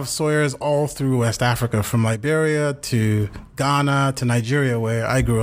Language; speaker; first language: English; non-native, local second language; Yoruba